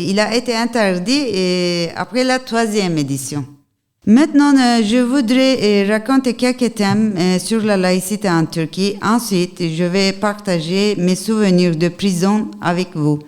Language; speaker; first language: French; non-native, learner; Turkish